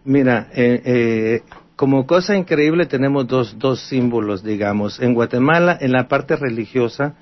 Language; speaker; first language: Spanish; native; Spanish